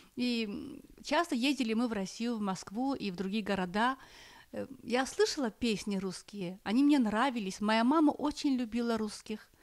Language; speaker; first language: Russian; non-native, local second language; Armenian